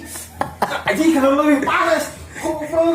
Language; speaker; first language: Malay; non-native, local second language; Sundanese